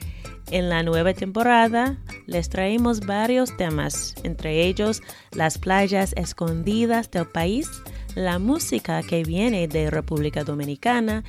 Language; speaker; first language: Spanish; non-native, fluent; English